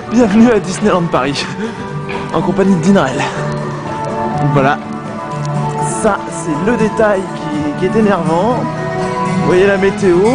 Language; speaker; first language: French; native; French